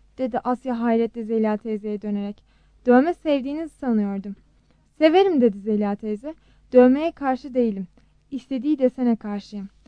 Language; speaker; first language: Turkish; native; Turkish